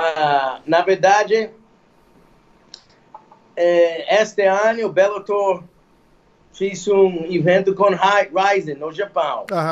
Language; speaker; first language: Portuguese; non-native, fluent; English